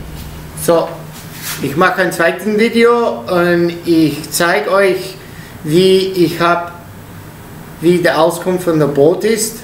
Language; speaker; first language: German; non-native, learner; Italian